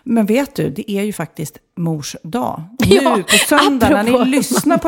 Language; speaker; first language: Swedish; native; Swedish